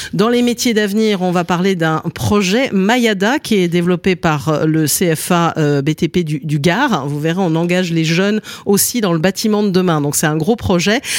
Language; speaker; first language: French; native; French